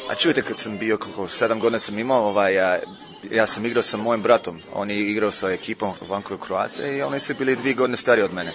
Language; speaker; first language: Croatian; early bilingual, heritage; Croatian